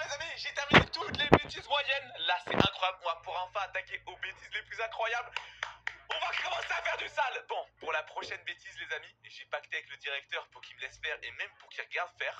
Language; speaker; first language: French; native; French